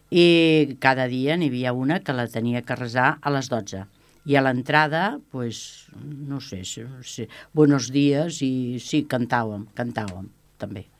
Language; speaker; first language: Catalan; non-native, local second language; Spanish